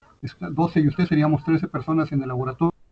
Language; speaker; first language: Spanish; native; Spanish